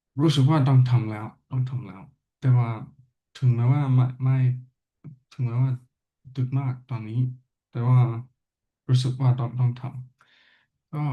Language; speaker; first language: Thai; non-native, learner; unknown